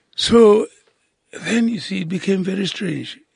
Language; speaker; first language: English; non-native, local second language; Southern Sotho